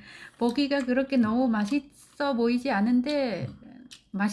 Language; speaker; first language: Korean; non-native, learner; Vietnamese